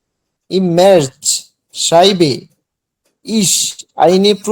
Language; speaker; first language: German; non-native, learner; Bangla